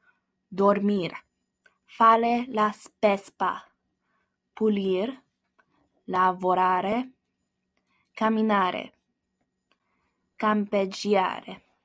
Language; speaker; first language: Italian; non-native, learner; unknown